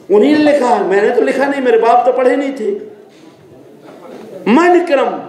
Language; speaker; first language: Hindi; native; Hindi